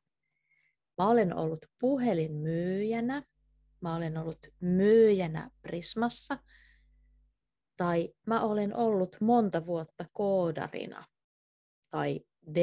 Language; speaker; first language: Finnish; native; Finnish